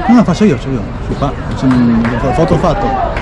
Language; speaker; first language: Italian; native; Italian